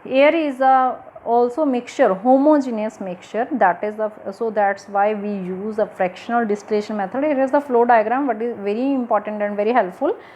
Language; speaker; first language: English; non-native, local second language; Punjabi